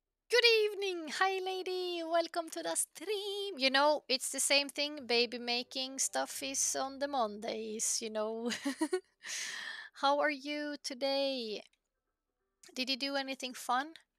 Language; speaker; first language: English; non-native, fluent; Swedish